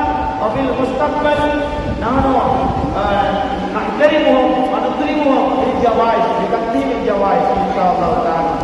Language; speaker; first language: Arabic; non-native, learner; Tamil